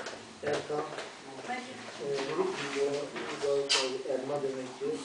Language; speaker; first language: Russian; non-native, learner; Turkish